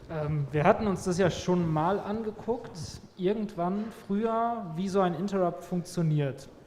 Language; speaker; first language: German; native; German